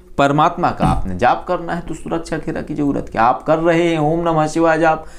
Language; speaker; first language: Hindi; native; Hindi